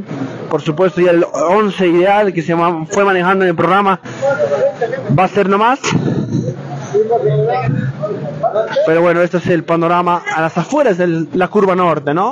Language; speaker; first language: Spanish; native; Spanish